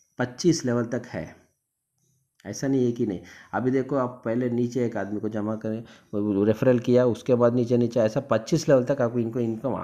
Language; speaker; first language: Hindi; non-native, local second language; Telugu